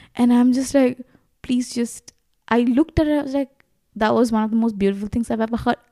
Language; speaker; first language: English; non-native, local second language; Bangla